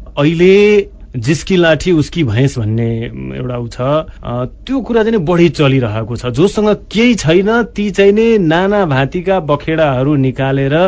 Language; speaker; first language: Nepali; non-native, local second language; Maithili